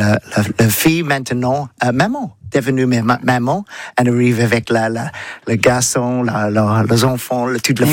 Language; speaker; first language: French; non-native, learner; English